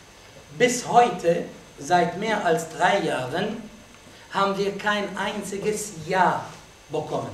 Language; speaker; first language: German; non-native, fluent; Arabic